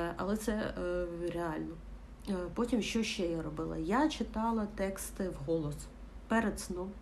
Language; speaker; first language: Ukrainian; non-native, local second language; Russian